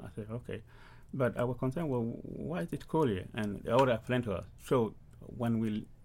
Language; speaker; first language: English; early bilingual, other home language; Arabic